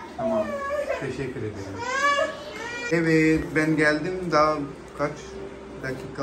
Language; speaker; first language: Turkish; non-native, learner; Urdu